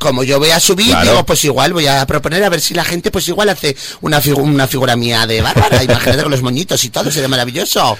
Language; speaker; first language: Spanish; native; Spanish